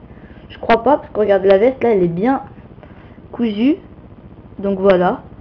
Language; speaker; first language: French; native; French